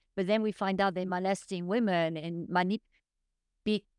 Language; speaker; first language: English; non-native, fluent; French